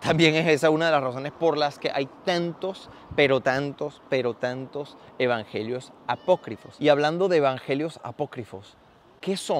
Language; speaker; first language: Spanish; native; Spanish